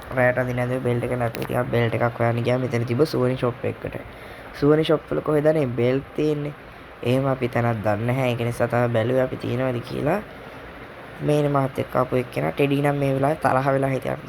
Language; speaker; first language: Sinhala; native; Sinhala